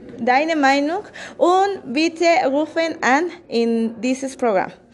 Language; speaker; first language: German; non-native, learner; Spanish